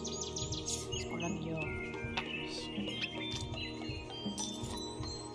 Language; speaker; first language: French; native; French